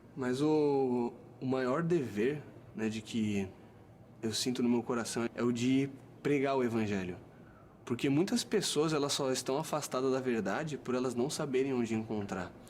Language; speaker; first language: Portuguese; native; Portuguese